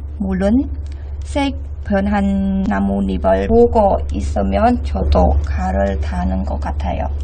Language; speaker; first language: Korean; non-native, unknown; Khmer